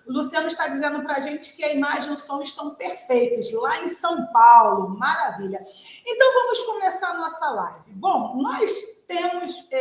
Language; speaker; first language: Portuguese; native; Portuguese